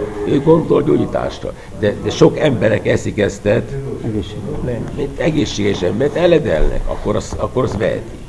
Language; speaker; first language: Hungarian; non-native, fluent; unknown